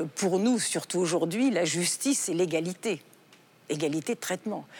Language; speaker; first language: French; native; French